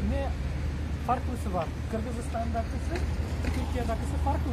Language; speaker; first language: Turkish; non-native, learner; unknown